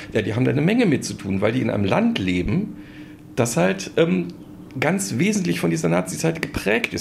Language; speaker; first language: German; native; German